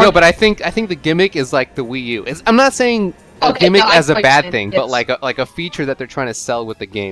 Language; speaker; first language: English; native; English